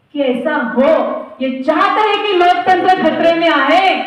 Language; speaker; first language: Hindi; non-native, local second language; Marathi